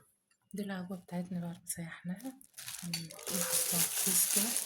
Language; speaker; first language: Arabic; native; Arabic